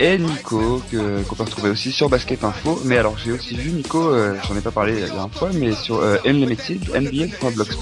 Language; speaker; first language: French; native; French